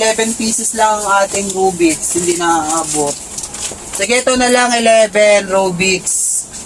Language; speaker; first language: Filipino; non-native, local second language; Cebuano